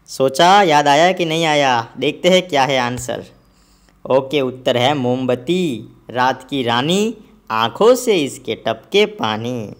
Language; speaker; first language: Hindi; non-native, local second language; Gujarati